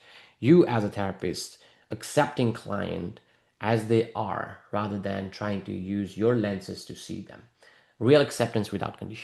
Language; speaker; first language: English; non-native, fluent; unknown